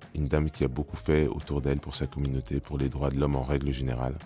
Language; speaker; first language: French; native; French